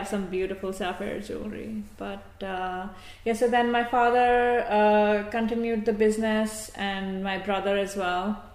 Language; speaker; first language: English; non-native, local second language; Hindi